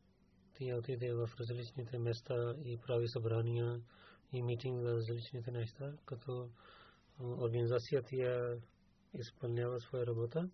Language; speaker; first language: Bulgarian; non-native, learner; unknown